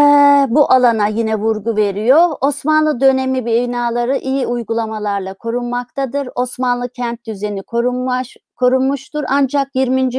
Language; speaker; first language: Turkish; native; Turkish